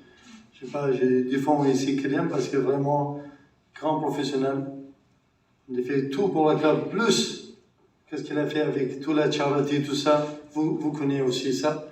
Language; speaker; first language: French; non-native, learner; Arabic